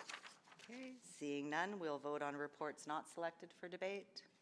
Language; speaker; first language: English; native; English